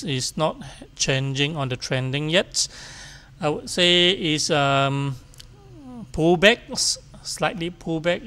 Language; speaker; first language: English; non-native, local second language; Chinese